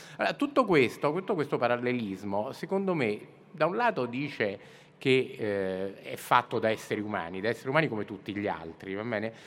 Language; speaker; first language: Italian; native; Italian